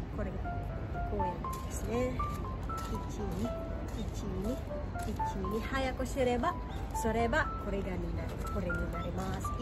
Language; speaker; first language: Japanese; non-native, fluent; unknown